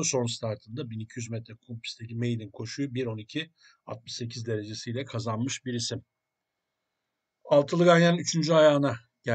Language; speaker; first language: Turkish; native; Turkish